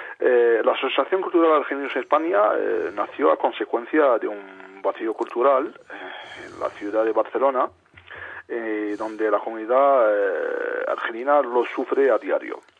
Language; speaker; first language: Spanish; non-native, fluent; Arabic